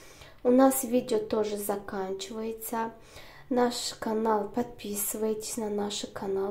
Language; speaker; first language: Russian; non-native, learner; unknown